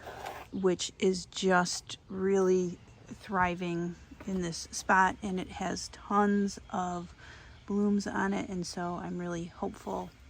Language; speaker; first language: English; native; English